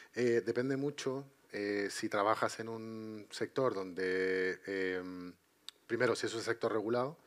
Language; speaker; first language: Spanish; native; Spanish